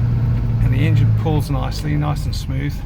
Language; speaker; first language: English; native; English